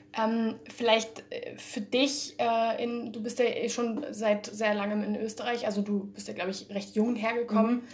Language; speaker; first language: German; early bilingual, heritage; German